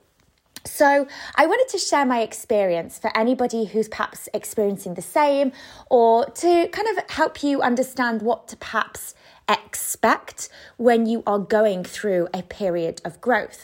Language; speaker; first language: English; native; English